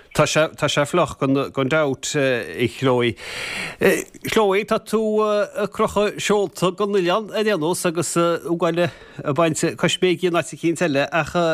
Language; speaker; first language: Irish; native; Irish